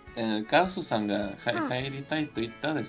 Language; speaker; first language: Japanese; non-native, learner; Spanish